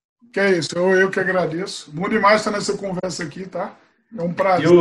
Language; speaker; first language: Portuguese; native; Portuguese